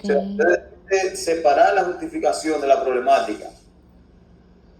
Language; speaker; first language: Spanish; native; Spanish